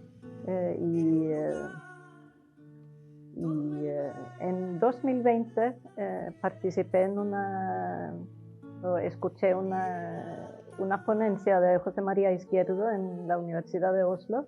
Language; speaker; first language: Spanish; non-native, fluent; Norwegian